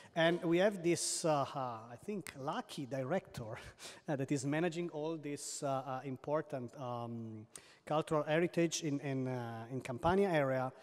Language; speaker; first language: English; non-native, fluent; Italian